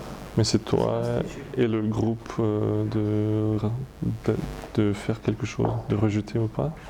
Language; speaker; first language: French; non-native, fluent; Russian